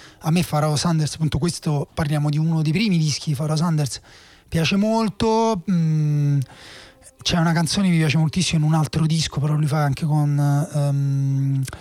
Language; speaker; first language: Italian; native; Italian